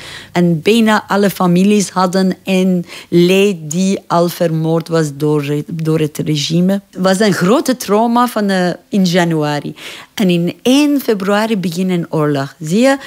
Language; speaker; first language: Dutch; non-native, fluent; Persian